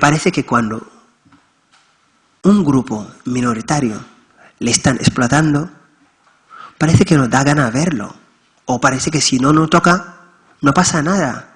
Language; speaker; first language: Spanish; non-native, fluent; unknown